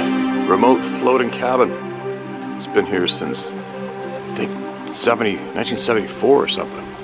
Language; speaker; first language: English; native; English